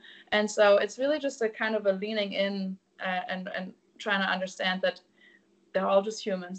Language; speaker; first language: English; non-native, fluent; German